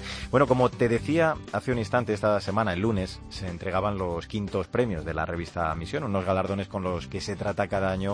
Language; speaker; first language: Spanish; native; Spanish